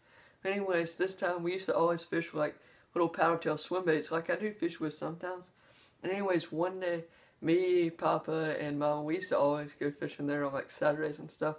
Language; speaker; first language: English; native; English